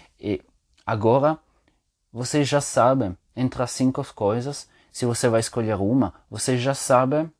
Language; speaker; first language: Portuguese; non-native, learner; Spanish